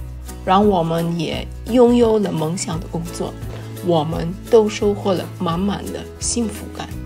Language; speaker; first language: Chinese; non-native, fluent; Turkmen